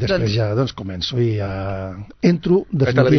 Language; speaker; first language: Catalan; non-native, local second language; Spanish